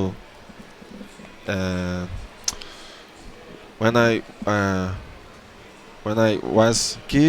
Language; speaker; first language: English; non-native, learner; Portuguese